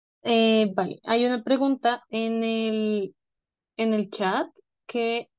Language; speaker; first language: Spanish; native; Spanish